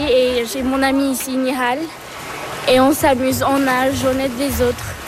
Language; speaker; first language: French; early bilingual, other home language; Turkish